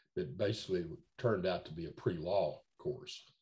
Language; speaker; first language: English; native; English